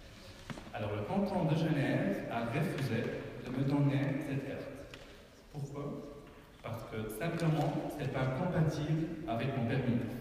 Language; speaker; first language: French; non-native, fluent; Arabic